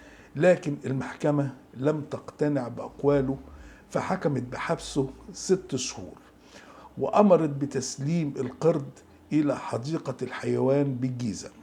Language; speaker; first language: Arabic; native; Arabic